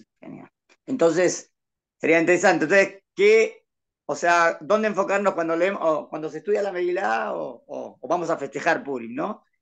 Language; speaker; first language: Spanish; native; Spanish